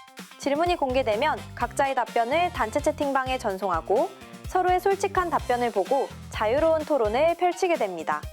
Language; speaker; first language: Korean; native; Korean